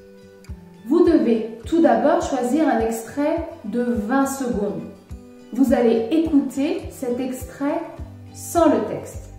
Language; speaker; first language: French; native; French